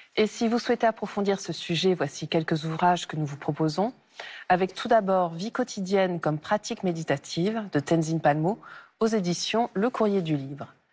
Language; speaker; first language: French; native; French